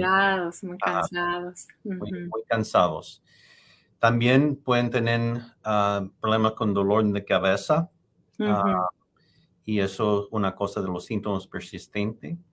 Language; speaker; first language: Spanish; non-native, fluent; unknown